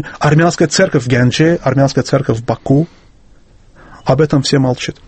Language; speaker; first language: Russian; non-native, local second language; Azerbaijani